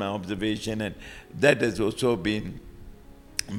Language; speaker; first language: English; non-native, local second language; Tamil